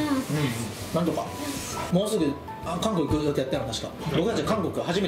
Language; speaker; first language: Japanese; native; Japanese